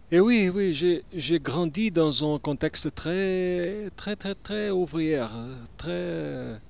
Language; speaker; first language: French; non-native, learner; Portuguese